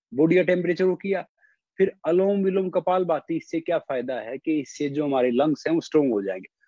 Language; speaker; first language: Hindi; native; Hindi